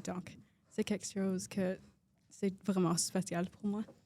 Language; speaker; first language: French; non-native, local second language; English